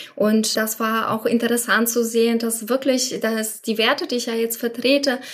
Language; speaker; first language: German; non-native, fluent; Polish